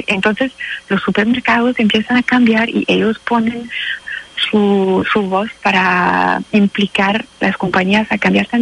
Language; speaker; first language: Spanish; non-native, fluent; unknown